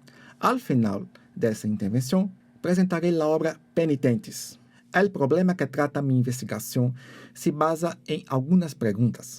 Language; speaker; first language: Spanish; non-native, fluent; Portuguese